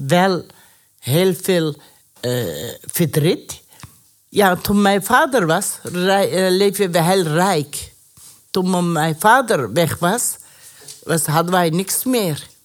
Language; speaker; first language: Dutch; non-native, learner; Persian